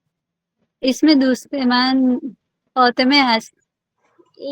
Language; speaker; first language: Persian; non-native, learner; Urdu